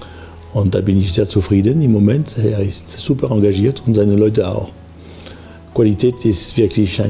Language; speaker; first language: German; non-native, local second language; French